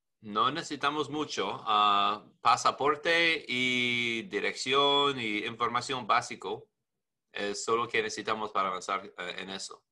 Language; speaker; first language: Spanish; non-native, learner; English